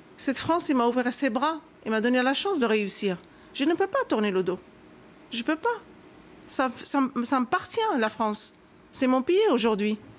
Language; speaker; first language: French; non-native, local second language; Arabic